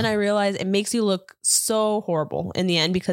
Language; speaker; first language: English; early bilingual, other home language; Spanish